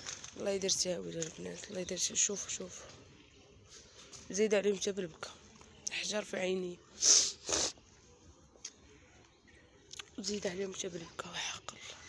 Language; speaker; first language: Arabic; native; Arabic